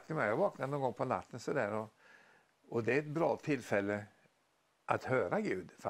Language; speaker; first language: Swedish; native; Swedish